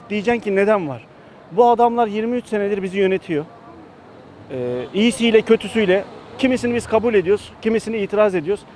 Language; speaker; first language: Turkish; early bilingual, heritage; Turkish